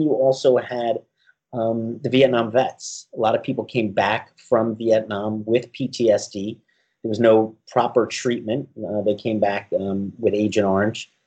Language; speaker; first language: English; native; English